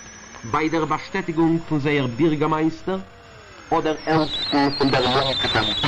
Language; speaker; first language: German; non-native, learner; Yiddish